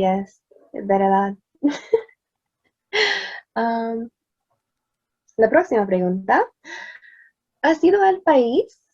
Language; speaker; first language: Spanish; non-native, learner; English